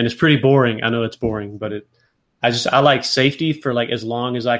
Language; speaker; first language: English; native; English